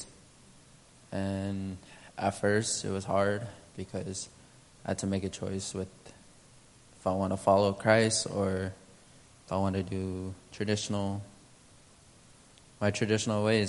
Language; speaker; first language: English; early bilingual, other home language; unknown